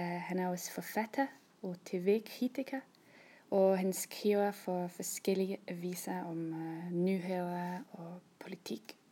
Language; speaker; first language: Danish; non-native, learner; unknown